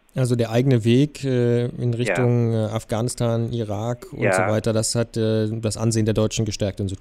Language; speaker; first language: German; native; German